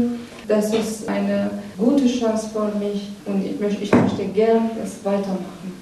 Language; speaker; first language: German; non-native, learner; Persian